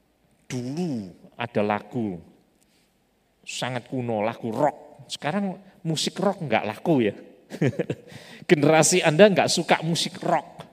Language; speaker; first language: Indonesian; native; Indonesian